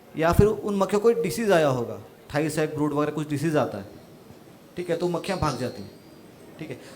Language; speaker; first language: Hindi; non-native, local second language; Marathi